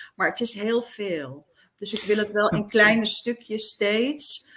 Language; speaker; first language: Dutch; native; Dutch